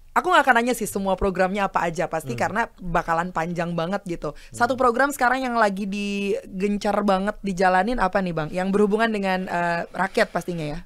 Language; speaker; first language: Indonesian; native; Indonesian